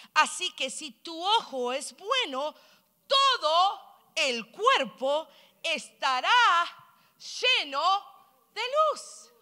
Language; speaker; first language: Spanish; early bilingual, heritage; Spanish